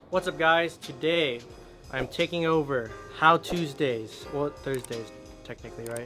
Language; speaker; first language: English; native; English